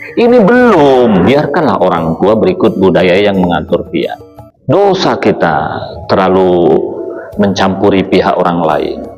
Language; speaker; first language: Indonesian; native; Indonesian